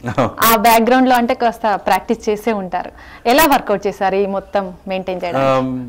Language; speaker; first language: Telugu; native; Telugu